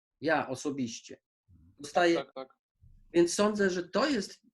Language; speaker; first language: Polish; native; Polish